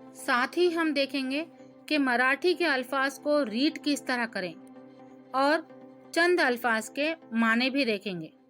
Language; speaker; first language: Urdu; native; Urdu